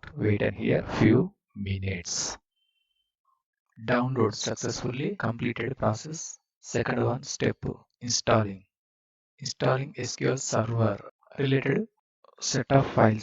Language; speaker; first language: English; non-native, learner; Telugu